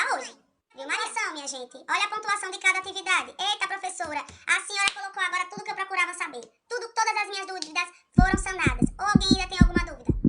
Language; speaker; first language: Portuguese; native; Portuguese